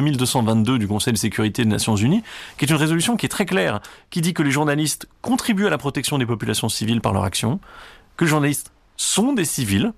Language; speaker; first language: French; native; French